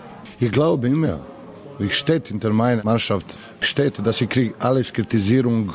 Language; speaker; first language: German; non-native, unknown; Serbian